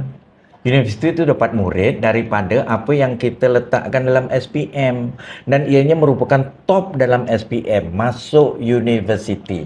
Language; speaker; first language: Malay; native; Malay